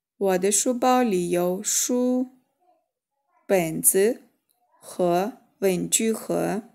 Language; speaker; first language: Chinese; non-native, fluent; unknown